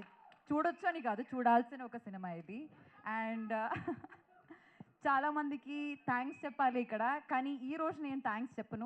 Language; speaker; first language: Telugu; non-native, fluent; Malayalam